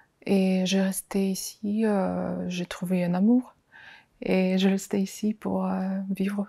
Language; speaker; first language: French; non-native, fluent; Ukrainian